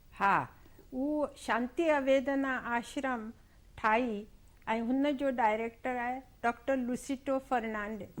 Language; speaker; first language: Sindhi; non-native, local second language; Konkani